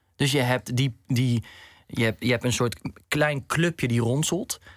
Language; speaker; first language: Dutch; native; Dutch